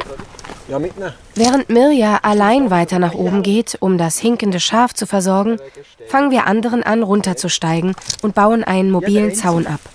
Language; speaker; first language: German; native; German